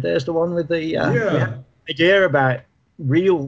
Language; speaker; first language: English; native; English